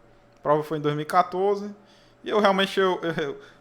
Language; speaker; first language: Portuguese; native; Portuguese